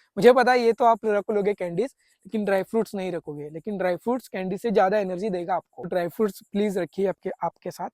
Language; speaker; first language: Hindi; non-native, local second language; Marathi